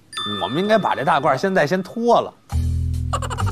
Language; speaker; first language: Chinese; native; Chinese